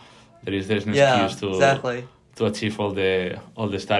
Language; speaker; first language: English; non-native, fluent; Spanish